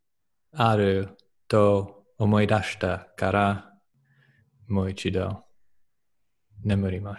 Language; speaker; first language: Japanese; non-native, learner; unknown